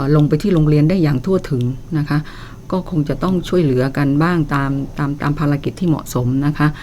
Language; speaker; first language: Thai; native; Thai